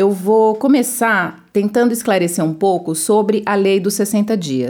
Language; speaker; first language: Portuguese; native; Portuguese